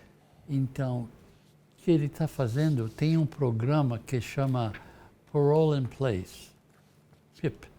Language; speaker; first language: Portuguese; non-native, fluent; English